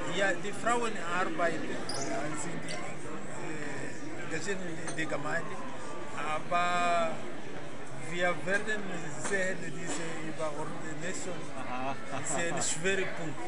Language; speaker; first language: German; non-native, learner; Portuguese